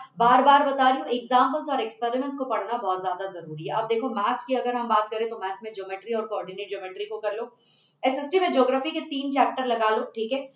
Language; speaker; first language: Hindi; non-native, local second language; Bangla